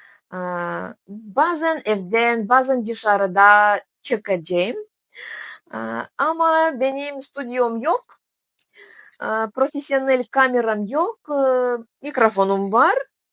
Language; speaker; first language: Turkish; non-native, learner; Tatar